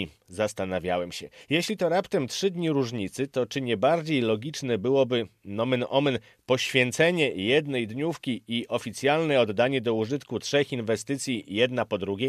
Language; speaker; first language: Polish; native; Polish